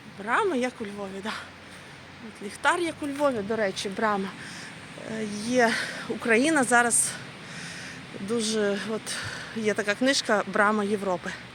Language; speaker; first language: Ukrainian; native; Ukrainian